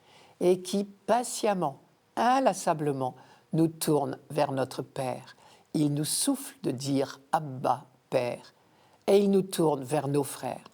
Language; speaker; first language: French; native; French